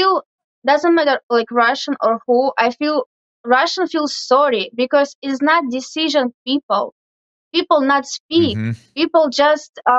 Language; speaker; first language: English; non-native, learner; Russian